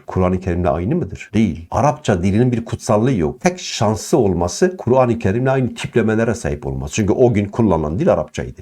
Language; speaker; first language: Turkish; non-native, local second language; Kurdish